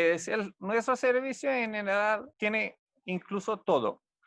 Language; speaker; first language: Spanish; non-native, fluent; Romanian